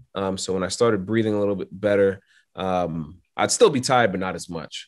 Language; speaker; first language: English; native; English